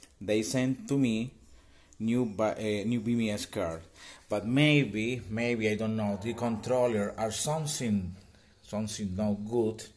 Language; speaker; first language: English; non-native, learner; Spanish